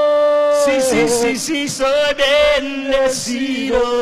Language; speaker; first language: Spanish; non-native, learner; English